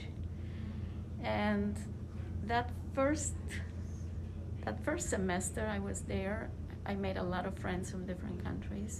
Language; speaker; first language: English; non-native, fluent; Romanian